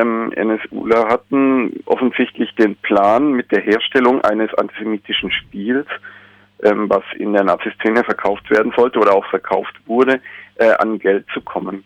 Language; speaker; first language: German; native; German